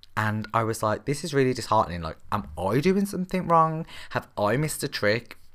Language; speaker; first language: English; native; English